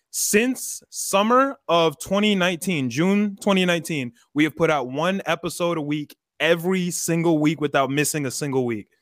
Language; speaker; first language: English; native; English